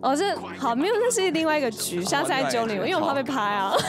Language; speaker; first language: Chinese; native; Chinese